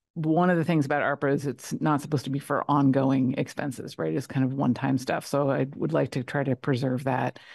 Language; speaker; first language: English; native; English